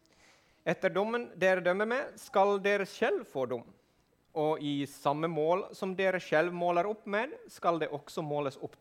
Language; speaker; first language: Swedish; non-native, fluent; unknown